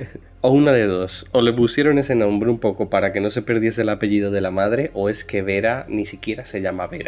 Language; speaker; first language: Spanish; native; Spanish